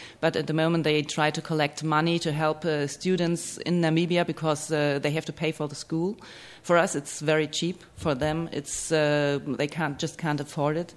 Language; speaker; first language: English; non-native, fluent; German